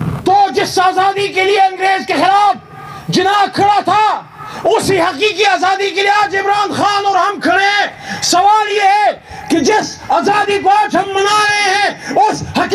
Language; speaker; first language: Urdu; native; Urdu